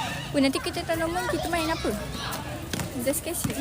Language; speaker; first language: Malay; native; Malay